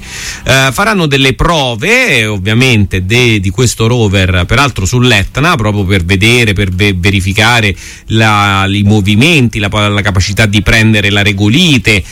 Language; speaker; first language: Italian; native; Italian